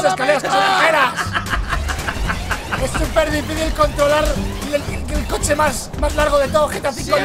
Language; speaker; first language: Spanish; native; Spanish